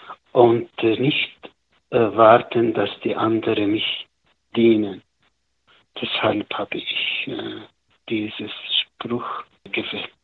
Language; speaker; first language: German; non-native, learner; Arabic